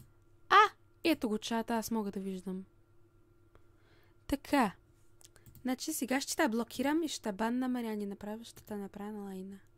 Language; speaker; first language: Bulgarian; native; Bulgarian